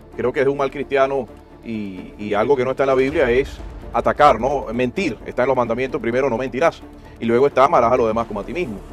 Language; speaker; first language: Spanish; native; Spanish